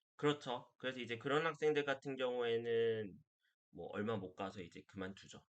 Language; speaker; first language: Korean; native; Korean